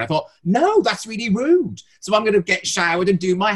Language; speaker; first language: English; native; English